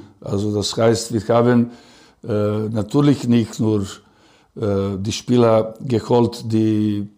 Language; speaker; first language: German; non-native, learner; Serbian